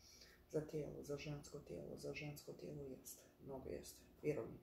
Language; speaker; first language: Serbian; early bilingual, heritage; Bosnian